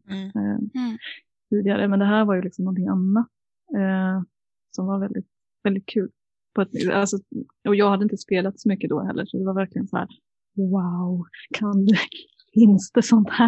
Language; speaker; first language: Swedish; native; Swedish